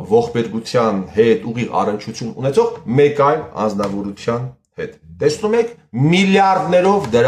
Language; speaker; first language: Armenian; native; Armenian